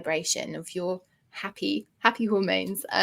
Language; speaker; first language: English; native; English